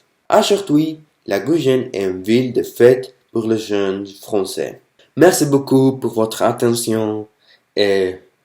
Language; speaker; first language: French; non-native, learner; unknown